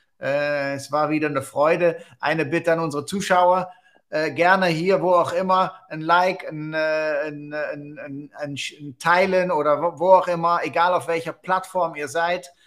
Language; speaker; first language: German; native; German